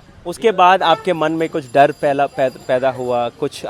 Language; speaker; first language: Hindi; native; Hindi